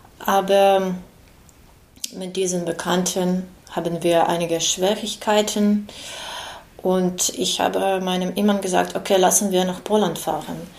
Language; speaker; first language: German; non-native, learner; Ukrainian